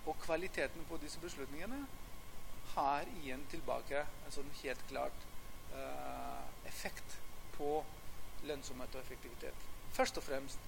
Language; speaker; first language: Norwegian; non-native, fluent; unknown